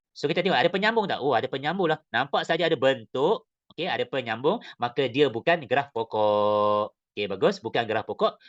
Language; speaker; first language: Malay; native; Malay